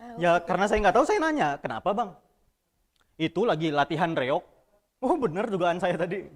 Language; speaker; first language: Indonesian; native; Indonesian